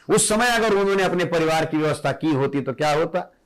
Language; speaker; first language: Hindi; non-native, local second language; Marathi